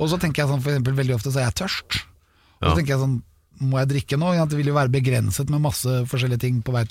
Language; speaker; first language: Norwegian; native; Norwegian